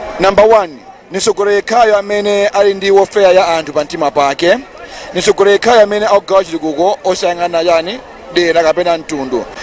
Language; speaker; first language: Nyanja; native; Nyanja